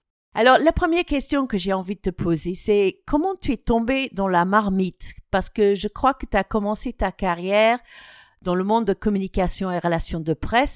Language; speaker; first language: French; non-native, fluent; English